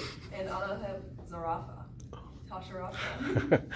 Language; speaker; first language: Arabic; non-native, learner; English